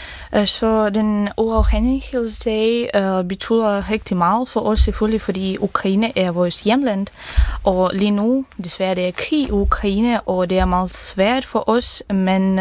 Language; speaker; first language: Danish; non-native, fluent; Ukrainian